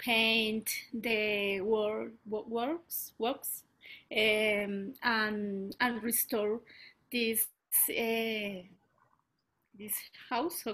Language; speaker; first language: English; non-native, learner; Spanish